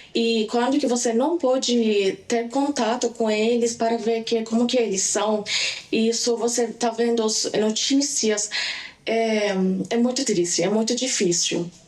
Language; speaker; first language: Portuguese; non-native, learner; Persian